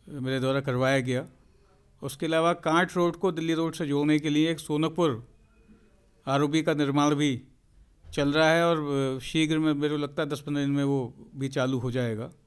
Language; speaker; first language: Hindi; native; Hindi